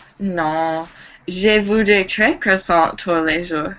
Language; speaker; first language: French; non-native, learner; English